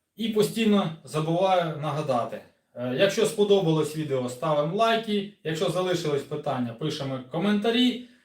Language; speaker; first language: Ukrainian; non-native, local second language; Russian